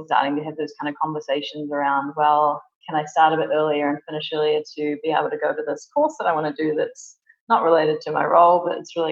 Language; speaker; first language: English; native; English